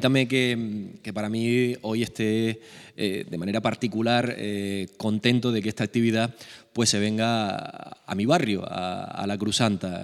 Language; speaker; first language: Spanish; native; Spanish